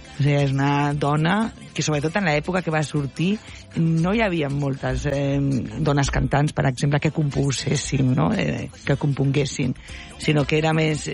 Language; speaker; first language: Catalan; non-native, local second language; Spanish